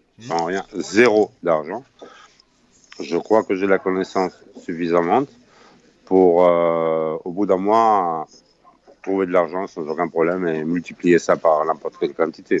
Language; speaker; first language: French; non-native, fluent; Spanish